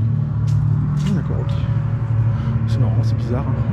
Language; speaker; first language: French; native; French